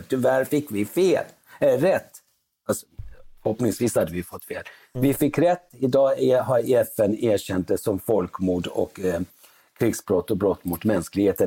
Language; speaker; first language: Swedish; early bilingual, other home language; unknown